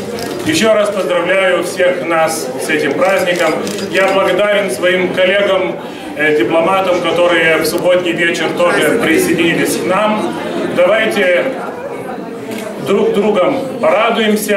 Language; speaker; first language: Russian; non-native, fluent; Lithuanian